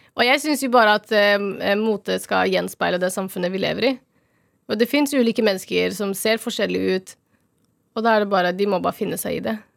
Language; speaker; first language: Norwegian; early bilingual, other home language; Somali